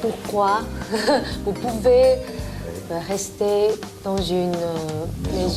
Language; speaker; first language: French; non-native, learner; Chinese